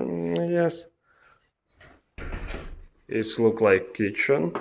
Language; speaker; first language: English; non-native, learner; Russian